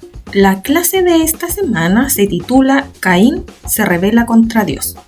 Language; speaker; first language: Spanish; native; Spanish